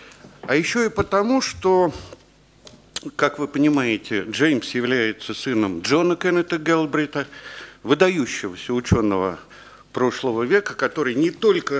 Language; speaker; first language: Russian; native; Russian